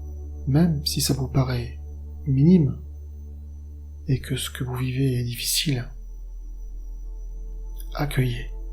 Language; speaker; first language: French; native; French